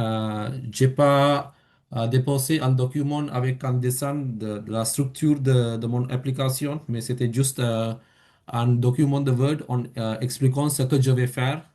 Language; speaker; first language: French; non-native, fluent; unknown